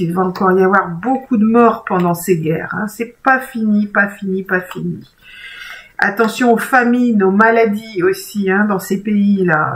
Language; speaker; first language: French; native; French